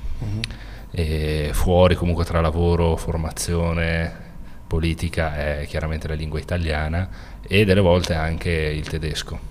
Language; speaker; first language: Italian; native; Italian